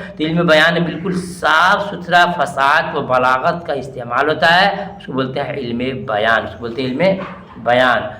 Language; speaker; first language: Urdu; native; Urdu